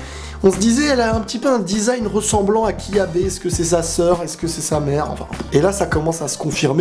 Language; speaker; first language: French; native; French